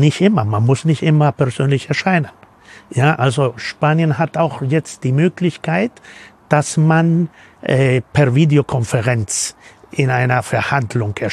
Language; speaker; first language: German; non-native, fluent; Spanish